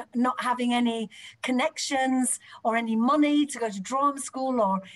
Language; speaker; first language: English; native; English